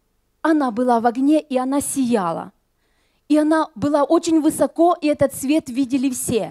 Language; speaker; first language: Russian; native; Russian